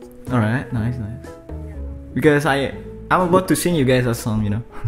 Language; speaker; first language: English; non-native, fluent; Indonesian